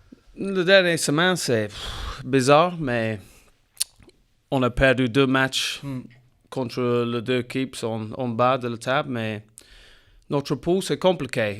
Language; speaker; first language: French; non-native, learner; English